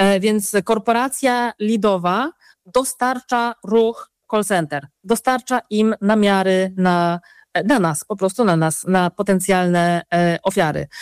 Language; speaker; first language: Polish; native; Polish